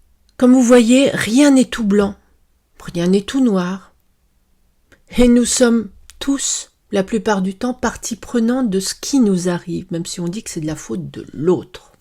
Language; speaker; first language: French; native; French